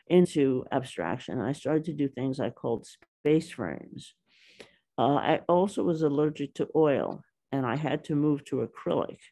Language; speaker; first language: English; native; English